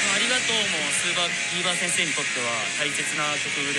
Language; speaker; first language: Japanese; native; Japanese